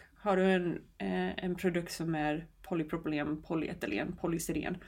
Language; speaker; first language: Swedish; non-native, fluent; English